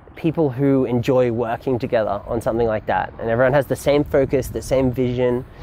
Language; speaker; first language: English; native; English